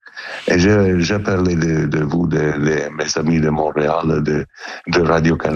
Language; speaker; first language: French; non-native, learner; Italian